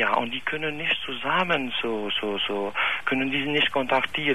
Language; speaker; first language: German; non-native, learner; Albanian